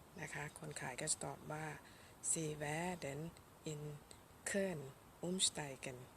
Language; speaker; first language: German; non-native, fluent; Thai